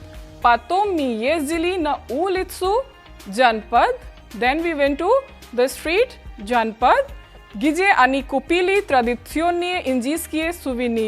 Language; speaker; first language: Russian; non-native, fluent; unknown